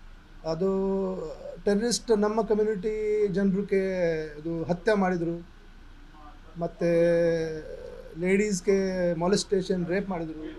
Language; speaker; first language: Kannada; non-native, local second language; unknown